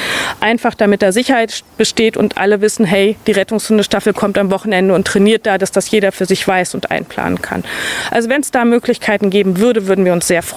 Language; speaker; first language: German; native; German